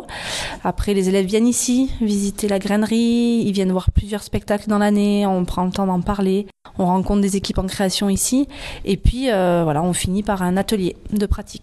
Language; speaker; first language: French; native; French